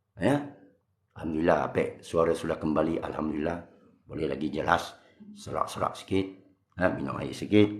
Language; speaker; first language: Malay; non-native, local second language; Min Nan Chinese